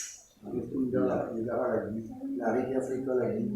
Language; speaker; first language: Indonesian; non-native, learner; French